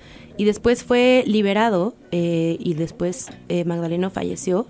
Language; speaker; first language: Spanish; native; Spanish